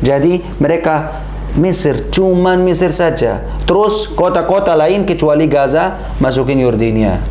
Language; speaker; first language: Indonesian; non-native, learner; Arabic